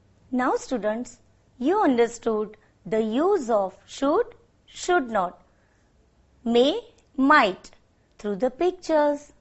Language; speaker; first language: English; non-native, local second language; Gujarati